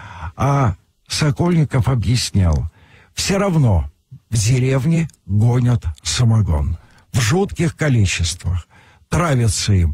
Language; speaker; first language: Russian; native; Russian